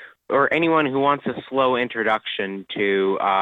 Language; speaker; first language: English; native; English